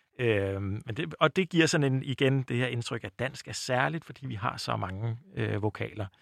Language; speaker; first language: Danish; native; Danish